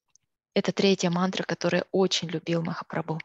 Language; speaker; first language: Russian; native; Russian